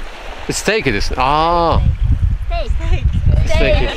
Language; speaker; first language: Japanese; non-native, learner; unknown